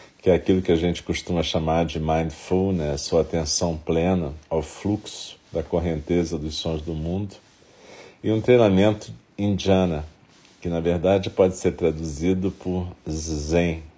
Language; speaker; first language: Portuguese; native; Portuguese